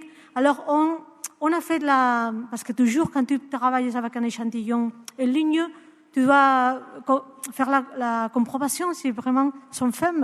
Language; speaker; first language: French; non-native, learner; Spanish